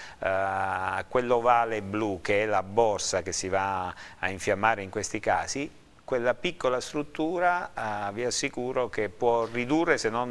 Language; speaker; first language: Italian; native; Italian